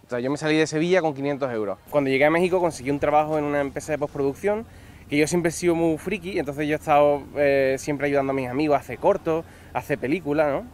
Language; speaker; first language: Spanish; native; Spanish